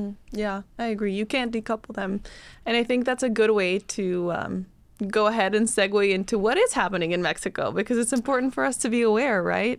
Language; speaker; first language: English; native; English